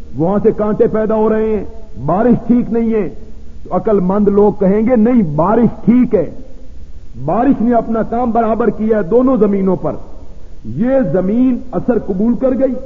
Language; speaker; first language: Urdu; non-native, local second language; Punjabi